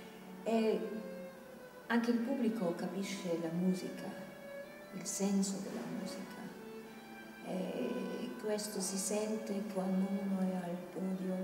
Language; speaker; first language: Italian; non-native, fluent; German